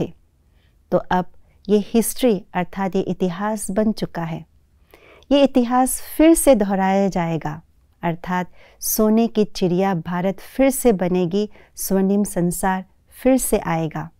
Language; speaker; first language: Hindi; native; Hindi